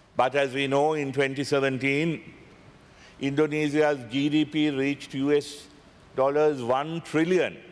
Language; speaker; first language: English; non-native, local second language; Sinhala